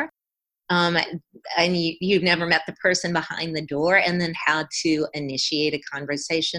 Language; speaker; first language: English; native; English